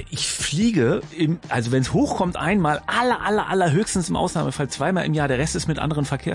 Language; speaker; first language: German; native; German